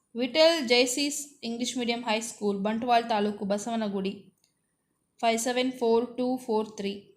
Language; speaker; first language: Kannada; native; Kannada